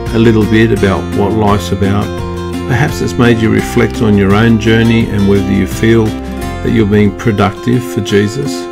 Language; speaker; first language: English; native; English